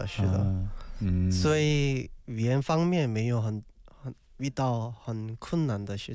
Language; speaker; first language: Chinese; non-native, fluent; Korean